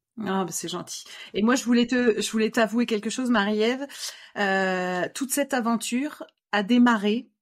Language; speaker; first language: French; native; French